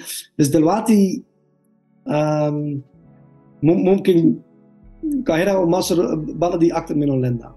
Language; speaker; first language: Arabic; non-native, learner; Dutch